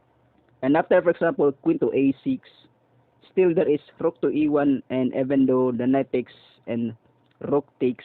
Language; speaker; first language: English; non-native, local second language; Filipino